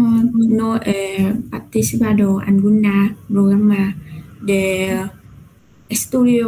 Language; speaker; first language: Spanish; non-native, learner; Vietnamese